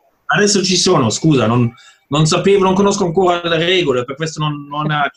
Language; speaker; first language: Italian; non-native, fluent; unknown